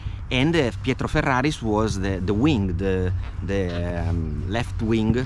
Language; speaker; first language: English; non-native, fluent; Italian